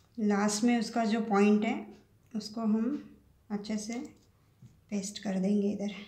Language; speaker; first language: Hindi; non-native, local second language; Marathi